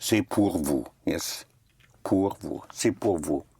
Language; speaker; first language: French; non-native, fluent; English